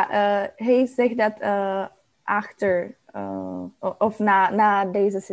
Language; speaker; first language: Dutch; non-native, learner; Czech